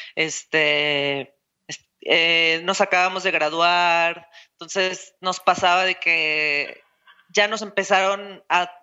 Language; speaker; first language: Spanish; native; Spanish